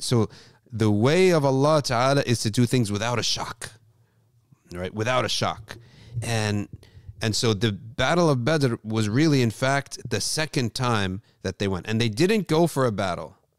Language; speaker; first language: English; native; English